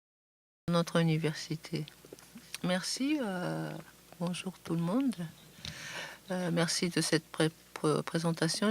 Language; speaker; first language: French; non-native, fluent; Japanese